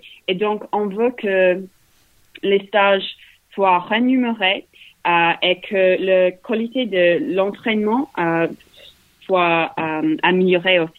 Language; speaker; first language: French; non-native, learner; English